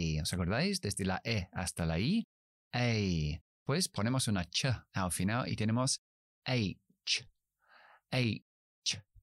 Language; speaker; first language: Spanish; non-native, fluent; English